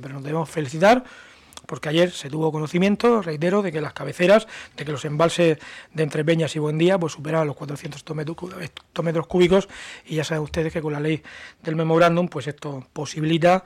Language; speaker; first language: Spanish; native; Spanish